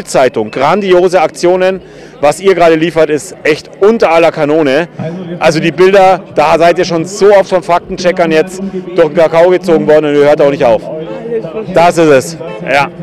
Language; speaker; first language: German; native; German